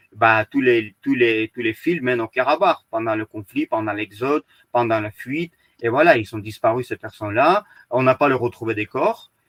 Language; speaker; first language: French; early bilingual, other home language; Azerbaijani